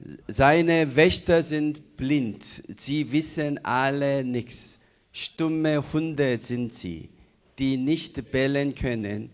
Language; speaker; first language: German; non-native, fluent; Korean